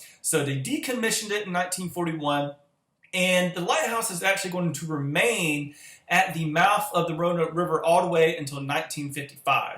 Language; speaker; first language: English; native; English